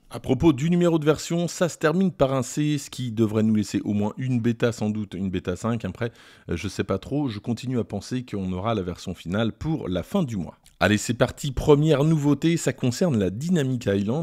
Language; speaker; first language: French; native; French